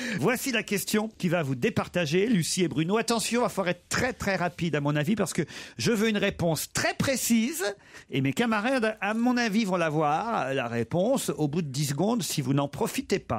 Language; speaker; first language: French; native; French